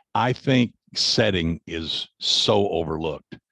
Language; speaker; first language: English; native; English